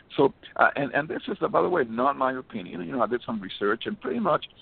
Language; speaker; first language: English; early bilingual, other home language; Spanish